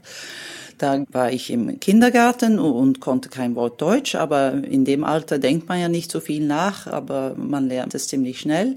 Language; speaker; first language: German; non-native, fluent; Swedish